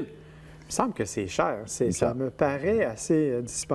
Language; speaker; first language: French; native; French